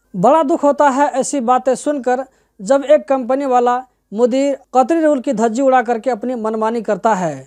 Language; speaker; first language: Hindi; native; Hindi